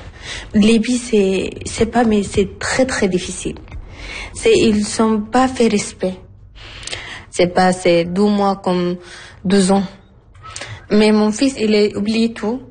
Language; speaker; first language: French; non-native, learner; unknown